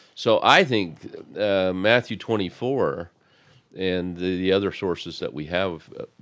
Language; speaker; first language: English; native; English